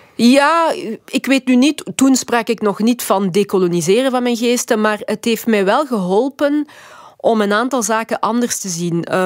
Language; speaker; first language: Dutch; early bilingual, other home language; Lingala